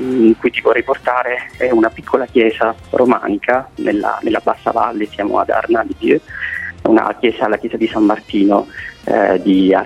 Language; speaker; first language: Italian; native; Italian